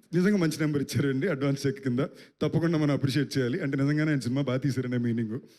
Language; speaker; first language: Telugu; native; Telugu